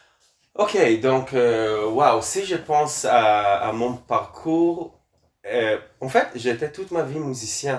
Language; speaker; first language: French; non-native, fluent; Hebrew